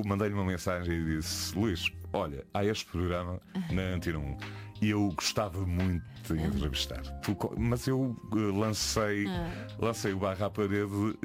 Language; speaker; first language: Portuguese; native; Portuguese